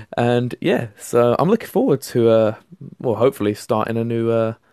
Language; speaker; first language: English; native; English